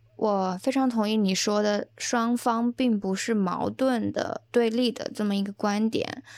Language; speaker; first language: Chinese; native; Chinese